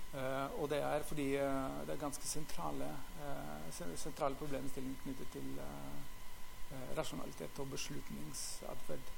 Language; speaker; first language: Norwegian; non-native, fluent; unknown